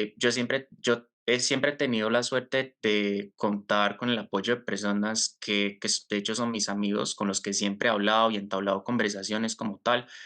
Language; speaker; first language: Spanish; non-native, fluent; Portuguese